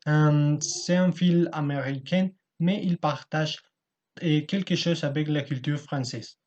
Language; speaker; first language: French; non-native, learner; Spanish